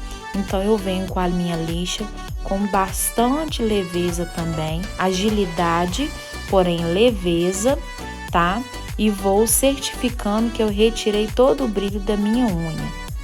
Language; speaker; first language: Portuguese; native; Portuguese